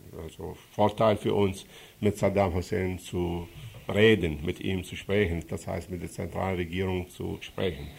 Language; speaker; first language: German; non-native, fluent; Arabic